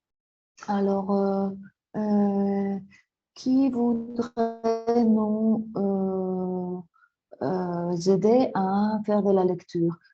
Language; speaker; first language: French; non-native, fluent; Spanish